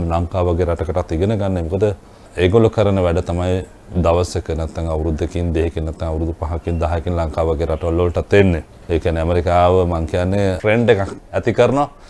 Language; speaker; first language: Sinhala; non-native, local second language; Tamil